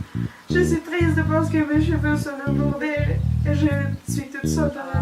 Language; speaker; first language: French; non-native, learner; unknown